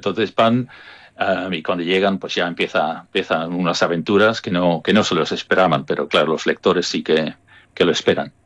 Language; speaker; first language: Spanish; early bilingual, other home language; English